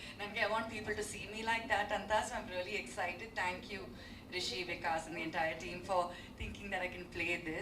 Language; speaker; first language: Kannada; early bilingual, heritage; English